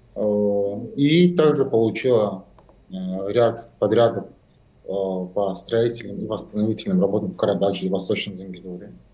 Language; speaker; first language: Russian; non-native, local second language; Azerbaijani